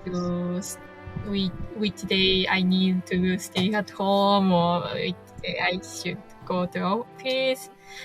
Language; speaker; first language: English; non-native, learner; Japanese